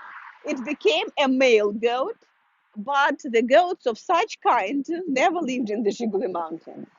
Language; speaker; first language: English; non-native, fluent; Russian